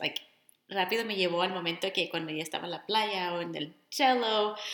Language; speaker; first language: Spanish; early bilingual, heritage; Spanish